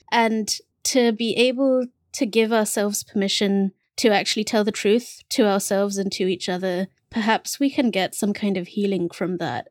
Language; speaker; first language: English; early bilingual, other home language; Bangla